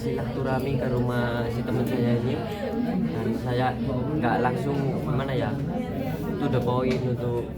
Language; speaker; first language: Indonesian; native; Indonesian